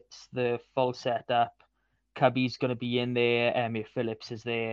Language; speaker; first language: English; native; English